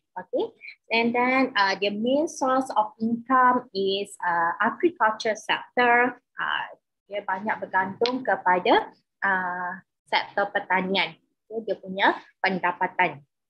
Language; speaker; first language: English; non-native, local second language; Malay